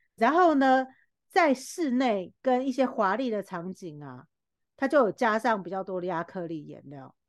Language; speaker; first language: Chinese; native; Chinese